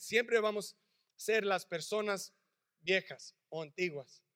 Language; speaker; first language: Spanish; early bilingual, heritage; English